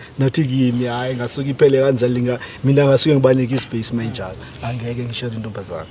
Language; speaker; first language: Zulu; non-native, local second language; Xhosa